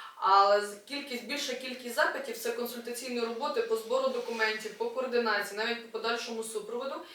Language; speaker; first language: Ukrainian; native; Ukrainian